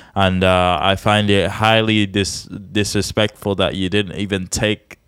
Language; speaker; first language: English; non-native, fluent; Czech